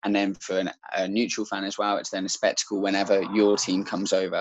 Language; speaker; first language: English; native; English